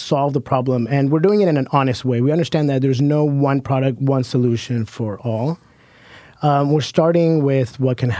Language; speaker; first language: English; native; English